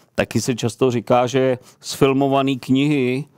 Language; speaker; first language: Czech; native; Czech